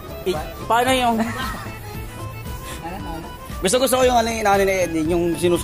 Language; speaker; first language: Filipino; native; Filipino